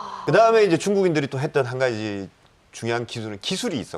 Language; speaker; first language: Korean; native; Korean